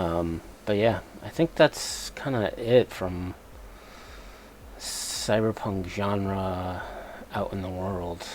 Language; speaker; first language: English; native; English